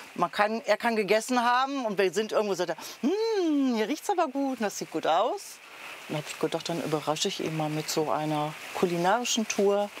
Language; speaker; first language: German; native; German